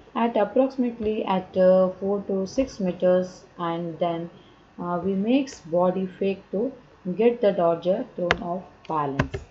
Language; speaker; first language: English; non-native, local second language; Kannada